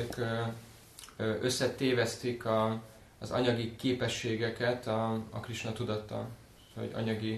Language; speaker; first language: Hungarian; native; Hungarian